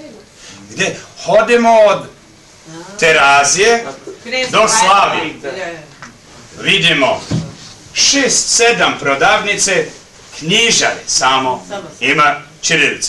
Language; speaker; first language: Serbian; early bilingual, heritage; Serbian